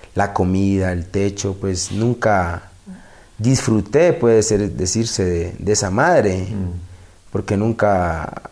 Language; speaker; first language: Spanish; native; Spanish